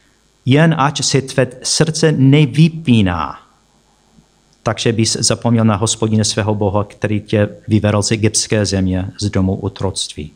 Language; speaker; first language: Czech; non-native, fluent; English